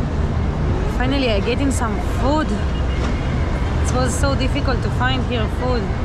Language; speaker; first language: English; non-native, learner; Hebrew